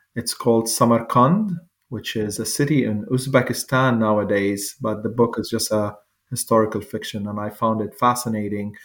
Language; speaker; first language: English; non-native, fluent; Arabic